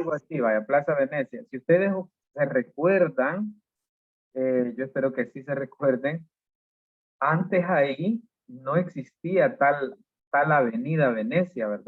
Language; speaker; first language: Spanish; native; Spanish